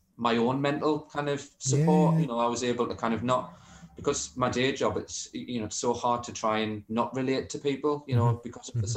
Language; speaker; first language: English; native; English